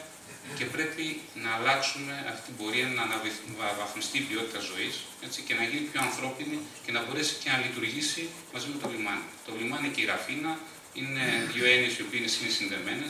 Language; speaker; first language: Greek; native; Greek